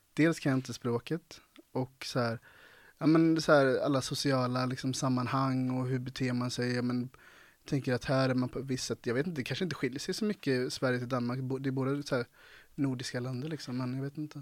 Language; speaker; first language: Swedish; native; Swedish